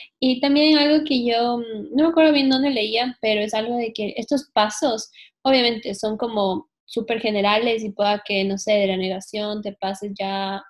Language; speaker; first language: Spanish; native; Spanish